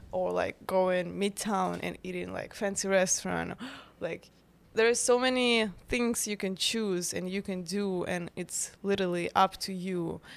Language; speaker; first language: English; non-native, fluent; Russian